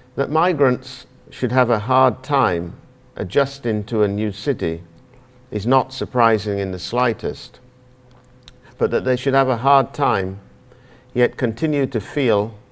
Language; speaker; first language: English; native; English